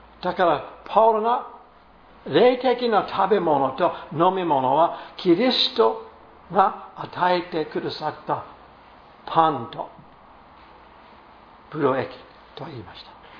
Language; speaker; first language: Japanese; non-native, fluent; English